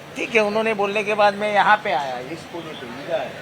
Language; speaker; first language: Hindi; non-native, local second language; Marathi